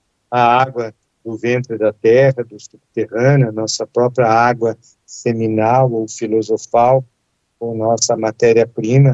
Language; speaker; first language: Portuguese; native; Portuguese